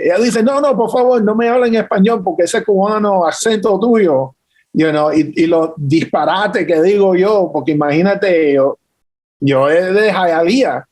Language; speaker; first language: Spanish; early bilingual, heritage; English